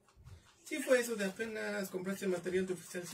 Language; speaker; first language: Spanish; native; Spanish